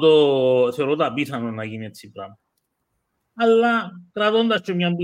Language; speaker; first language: Greek; native; Greek